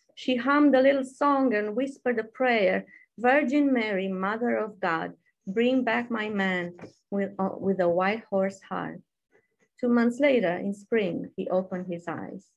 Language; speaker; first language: English; non-native, fluent; Romanian